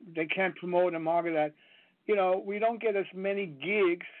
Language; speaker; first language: English; non-native, fluent; Danish